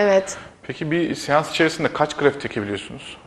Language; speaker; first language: Turkish; native; Turkish